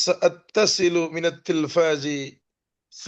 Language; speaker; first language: Arabic; non-native, learner; Indonesian